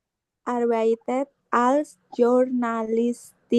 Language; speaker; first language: German; non-native, learner; Indonesian